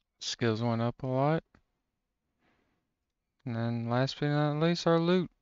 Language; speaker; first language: English; native; English